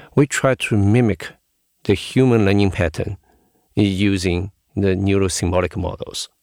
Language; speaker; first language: English; non-native, fluent; Chinese